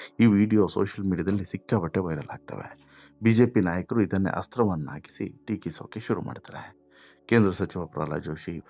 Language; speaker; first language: Kannada; native; Kannada